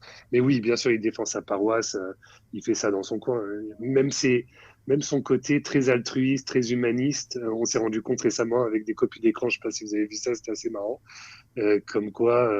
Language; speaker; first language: French; native; French